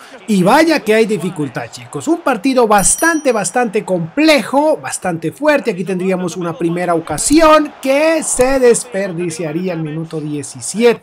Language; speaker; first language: Spanish; native; Spanish